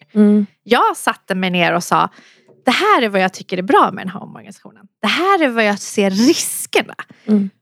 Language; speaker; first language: Swedish; native; Swedish